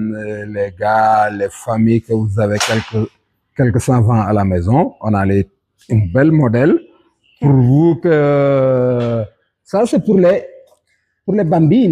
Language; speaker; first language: French; non-native, local second language; Wolof